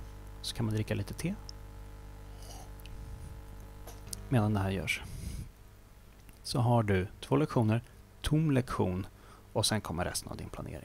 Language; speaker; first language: Swedish; native; Swedish